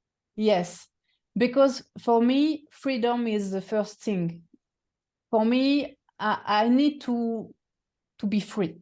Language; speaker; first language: English; non-native, fluent; French